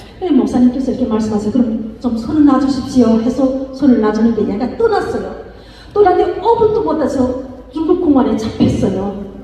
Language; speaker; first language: Korean; native; Korean